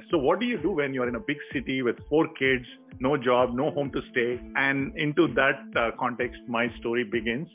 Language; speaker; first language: English; non-native, local second language; Telugu